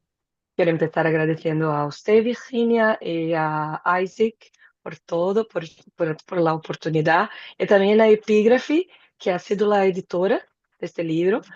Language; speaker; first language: Spanish; non-native, fluent; Portuguese